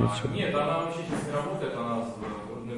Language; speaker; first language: Russian; native; Russian